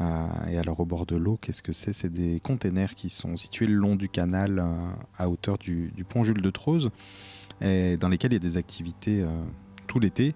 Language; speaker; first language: French; native; French